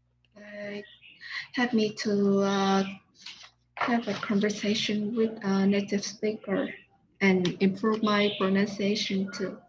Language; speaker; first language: English; non-native, learner; Vietnamese